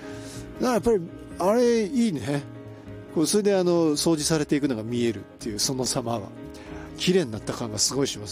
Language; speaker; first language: Japanese; native; Japanese